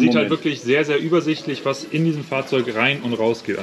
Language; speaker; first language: German; native; German